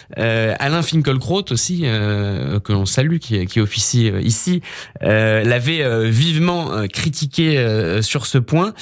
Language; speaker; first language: French; native; French